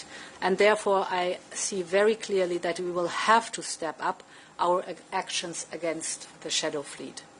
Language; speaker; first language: English; non-native, fluent; German